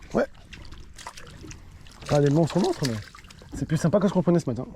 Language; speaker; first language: French; native; French